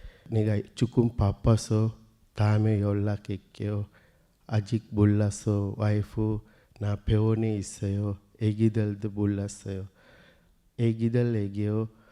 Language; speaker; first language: Korean; non-native, learner; Sinhala